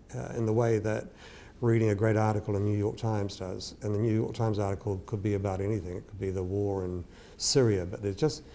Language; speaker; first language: English; native; English